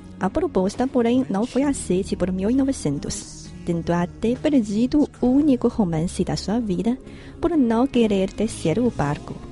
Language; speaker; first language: Portuguese; non-native, fluent; Chinese